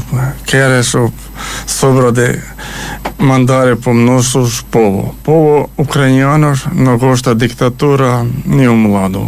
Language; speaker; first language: Portuguese; non-native, learner; Ukrainian